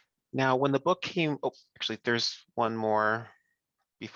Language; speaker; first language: English; native; English